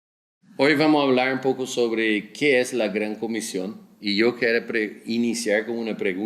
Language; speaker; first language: Spanish; non-native, fluent; Portuguese